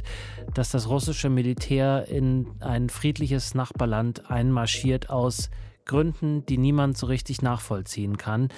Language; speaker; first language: German; native; German